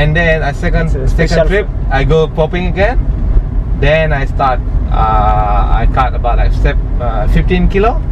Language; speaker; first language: English; non-native, learner; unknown